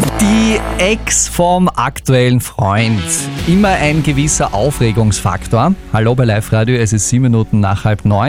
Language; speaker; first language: German; native; German